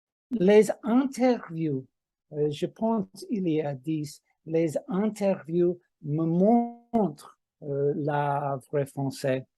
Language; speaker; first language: French; non-native, fluent; English